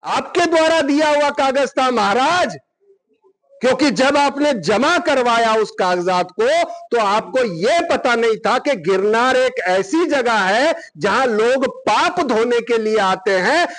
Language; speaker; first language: Hindi; non-native, local second language; Gujarati